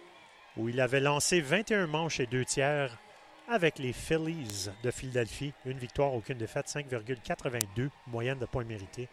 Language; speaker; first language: French; native; French